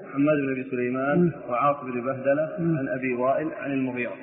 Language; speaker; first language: Arabic; native; Arabic